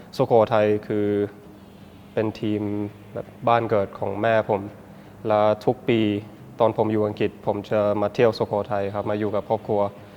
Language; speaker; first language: Thai; early bilingual, heritage; Thai